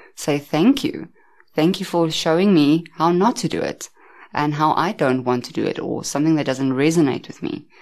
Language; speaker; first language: English; native; English